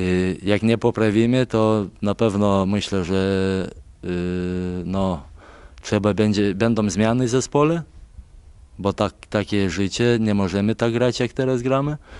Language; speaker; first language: Polish; non-native, fluent; Lithuanian